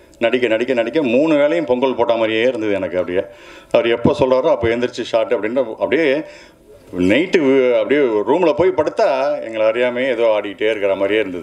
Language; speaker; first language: Tamil; native; Tamil